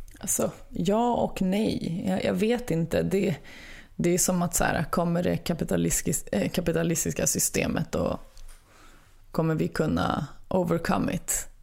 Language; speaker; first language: Swedish; early bilingual, other home language; Lithuanian